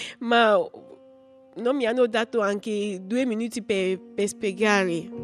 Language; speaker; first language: Italian; non-native, learner; English